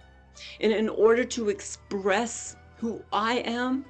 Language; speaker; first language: English; native; English